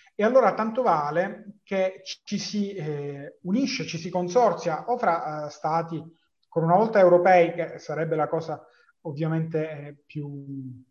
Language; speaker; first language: Italian; native; Italian